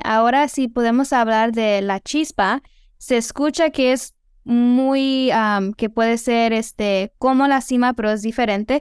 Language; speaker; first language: Spanish; early bilingual, heritage; Spanish